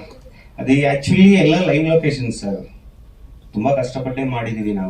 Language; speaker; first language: Kannada; non-native, learner; Telugu